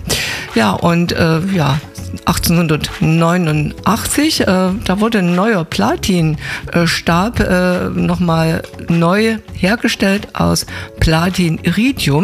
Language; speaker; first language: German; native; German